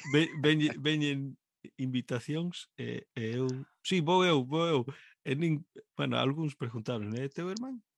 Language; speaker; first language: Galician; non-native, local second language; Spanish